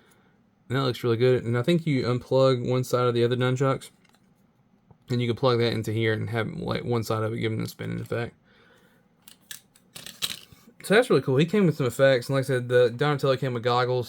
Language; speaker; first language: English; native; English